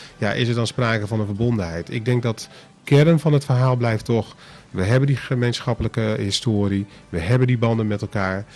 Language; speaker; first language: Dutch; non-native, local second language; Papiamento